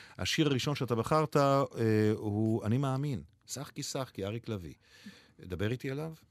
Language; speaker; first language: Hebrew; native; Hebrew